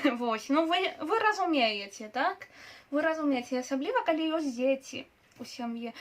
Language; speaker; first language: Belarusian; non-native, local second language; Russian